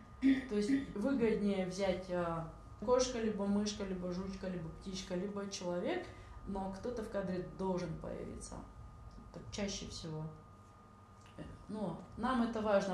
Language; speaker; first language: Russian; native; Russian